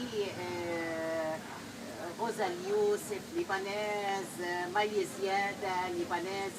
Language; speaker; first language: French; non-native, fluent; Arabic